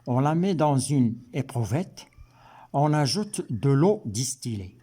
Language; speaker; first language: French; non-native, local second language; Arabic